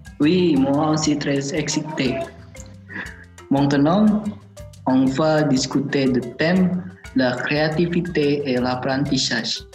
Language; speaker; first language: French; non-native, learner; Chinese